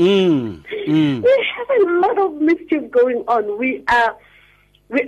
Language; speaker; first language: English; non-native, local second language; Tswana